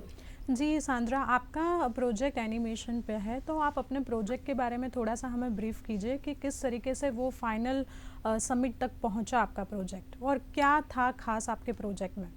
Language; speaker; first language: Hindi; non-native, local second language; Gujarati